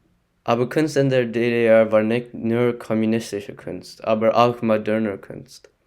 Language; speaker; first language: German; non-native, learner; English